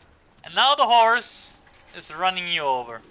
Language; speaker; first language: English; native; English